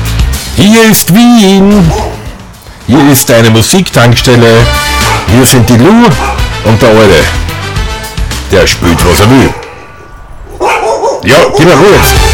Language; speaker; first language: German; native; German